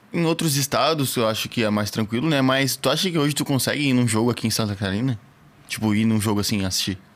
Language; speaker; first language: Portuguese; native; Portuguese